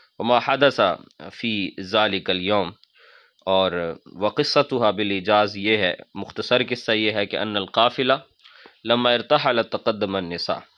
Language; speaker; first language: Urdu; non-native, local second language; Punjabi